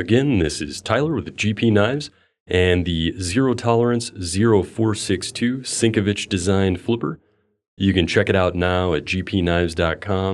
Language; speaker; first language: English; native; English